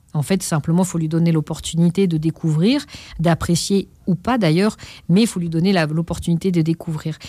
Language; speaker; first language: French; native; French